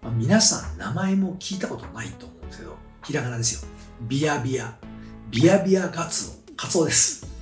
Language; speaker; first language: Japanese; native; Japanese